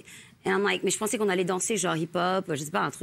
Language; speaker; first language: French; non-native, fluent; English